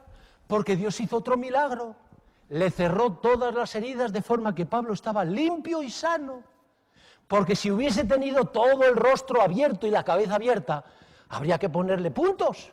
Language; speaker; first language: Spanish; native; Spanish